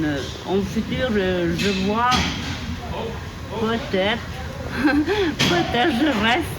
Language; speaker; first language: French; non-native, learner; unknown